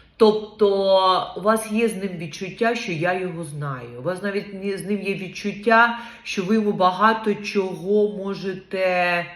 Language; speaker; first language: Ukrainian; non-native, local second language; Russian